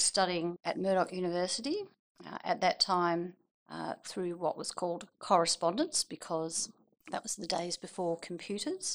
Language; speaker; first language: English; native; English